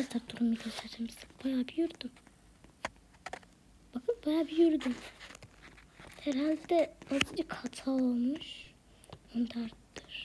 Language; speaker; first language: Turkish; native; Turkish